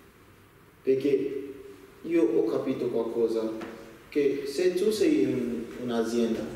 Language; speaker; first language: Italian; non-native, learner; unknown